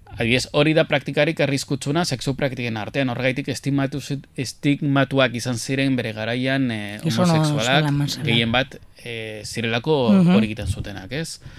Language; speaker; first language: Basque; native; Basque